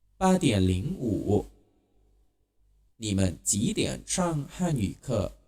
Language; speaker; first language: Chinese; non-native, fluent; Thai